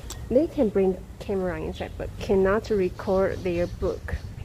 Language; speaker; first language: English; non-native, learner; Chinese